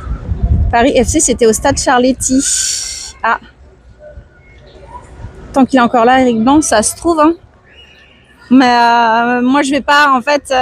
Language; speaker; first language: French; native; French